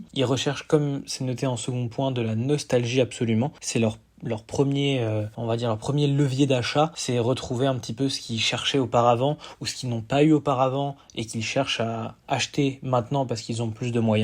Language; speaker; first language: French; native; French